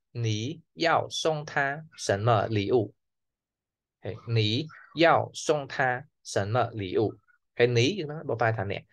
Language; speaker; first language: Chinese; non-native, fluent; Khmer